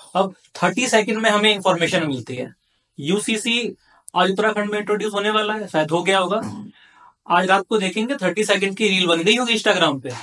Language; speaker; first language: Hindi; native; Hindi